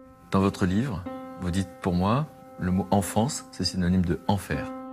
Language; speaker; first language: French; native; French